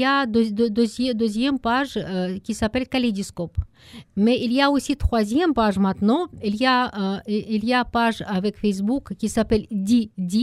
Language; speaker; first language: French; non-native, learner; Russian